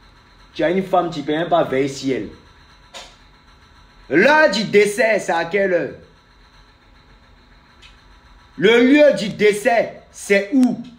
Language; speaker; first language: French; native; French